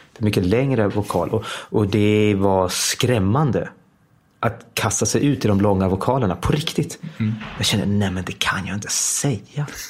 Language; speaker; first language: Swedish; early bilingual, heritage; Swedish